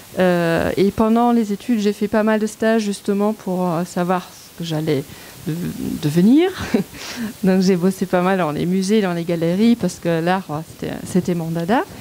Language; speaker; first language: French; non-native, fluent; German